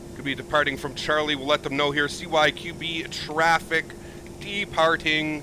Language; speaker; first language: English; native; English